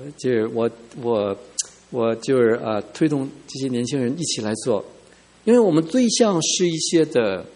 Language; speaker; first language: Chinese; non-native, local second language; Cantonese